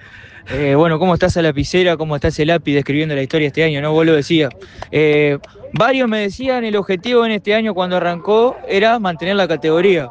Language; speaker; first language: Spanish; native; Spanish